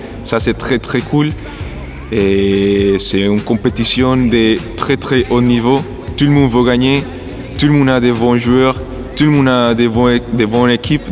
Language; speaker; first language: French; non-native, fluent; Spanish